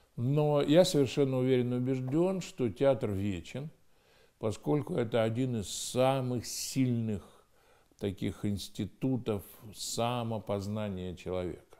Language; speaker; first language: Russian; native; Russian